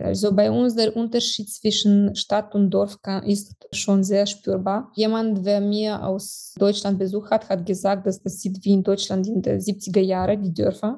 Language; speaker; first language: German; non-native, fluent; Romanian